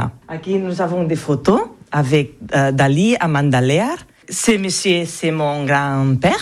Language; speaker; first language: French; non-native, learner; Catalan